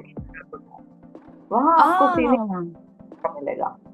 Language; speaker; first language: Hindi; native; Hindi